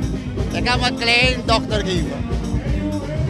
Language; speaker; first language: Dutch; non-native, local second language; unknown